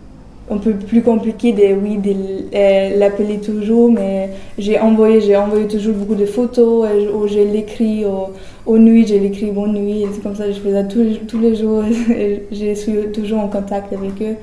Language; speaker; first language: French; non-native, learner; German